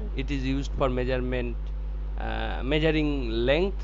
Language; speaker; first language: English; non-native, local second language; Bangla